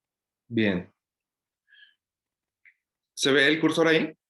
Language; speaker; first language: Spanish; native; Spanish